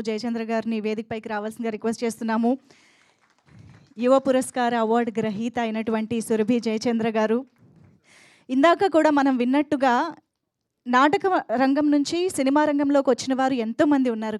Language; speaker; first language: Telugu; native; Telugu